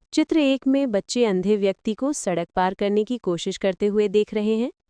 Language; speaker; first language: Hindi; non-native, local second language; Malayalam